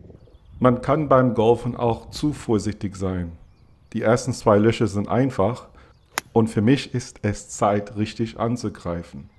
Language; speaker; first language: German; non-native, fluent; English